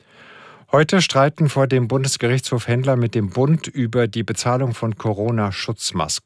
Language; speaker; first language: German; native; German